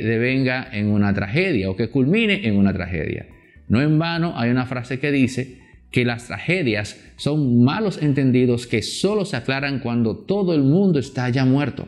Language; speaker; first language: Spanish; native; Spanish